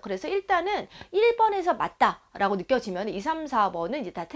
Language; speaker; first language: Korean; native; Korean